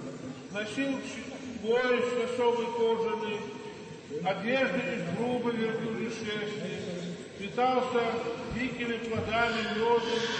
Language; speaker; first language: Russian; native; Russian